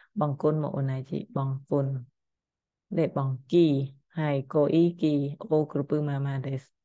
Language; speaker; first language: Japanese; non-native, fluent; Khmer